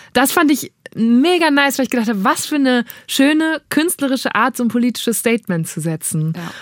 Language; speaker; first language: German; native; German